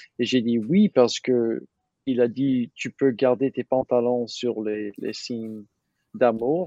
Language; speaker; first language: French; non-native, learner; English